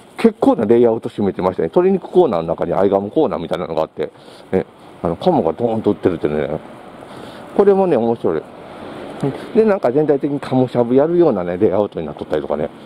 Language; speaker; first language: Japanese; native; Japanese